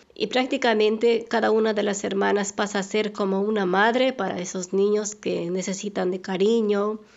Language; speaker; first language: Spanish; native; Spanish